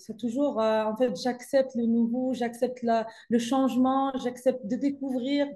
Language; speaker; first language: French; non-native, local second language; Arabic